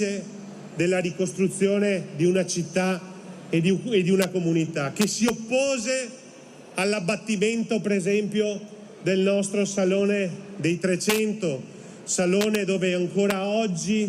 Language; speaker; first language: Italian; native; Italian